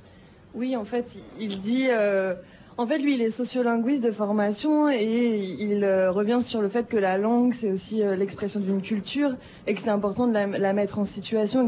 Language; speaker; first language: French; native; French